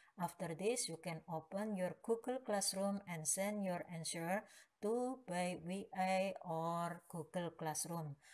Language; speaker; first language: English; non-native, learner; Indonesian